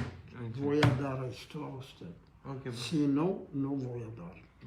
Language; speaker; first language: Portuguese; non-native, learner; Arabic